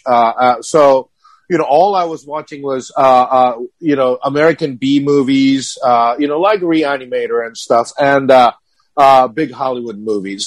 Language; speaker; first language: English; non-native, fluent; Japanese